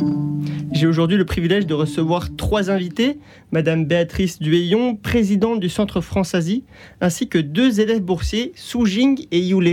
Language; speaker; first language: French; native; French